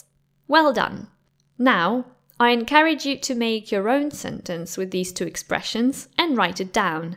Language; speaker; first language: English; non-native, fluent; Polish